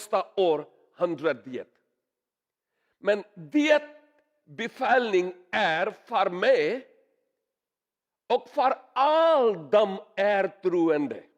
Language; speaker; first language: Swedish; non-native, learner; Urdu